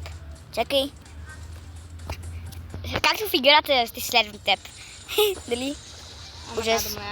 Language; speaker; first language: Bulgarian; early bilingual, heritage; Bulgarian